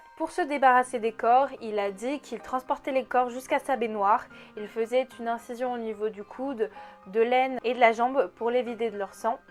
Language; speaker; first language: French; native; French